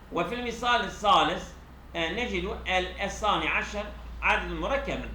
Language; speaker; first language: Arabic; non-native, fluent; Turkish